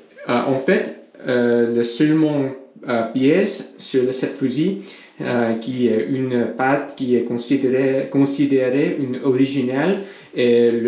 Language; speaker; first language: French; non-native, learner; English